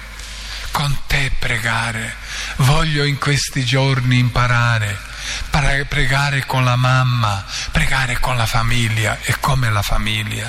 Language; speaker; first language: Italian; non-native, fluent; Croatian